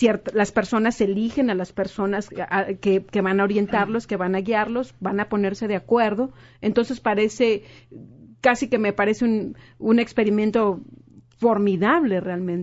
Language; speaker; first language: Spanish; native; Spanish